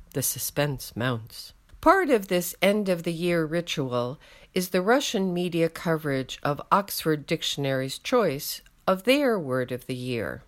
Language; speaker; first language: English; native; English